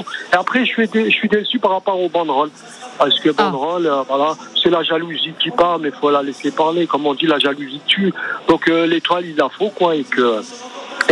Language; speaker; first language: French; native; French